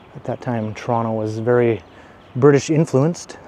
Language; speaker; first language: English; native; English